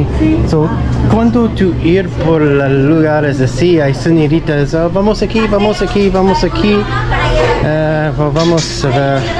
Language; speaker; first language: Spanish; non-native, learner; English